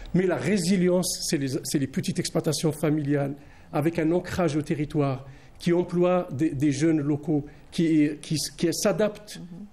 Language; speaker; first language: French; non-native, local second language; Arabic